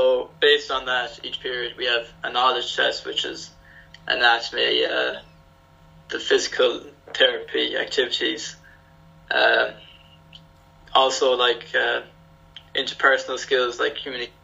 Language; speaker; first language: English; native; English